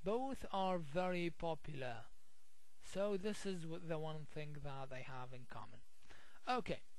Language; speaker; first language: English; non-native, fluent; Arabic